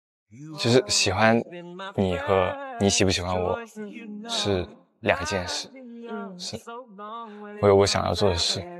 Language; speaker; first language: Chinese; native; Chinese